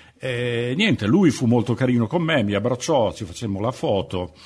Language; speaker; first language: Italian; native; Italian